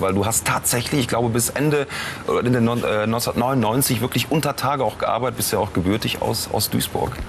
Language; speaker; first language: German; native; German